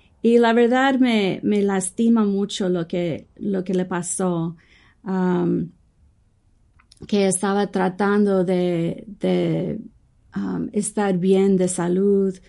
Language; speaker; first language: Spanish; non-native, fluent; English